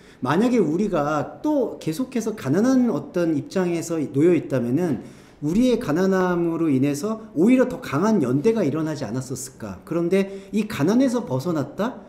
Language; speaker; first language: Korean; native; Korean